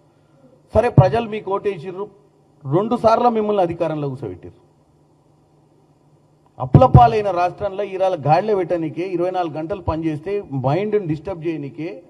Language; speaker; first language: Telugu; native; Telugu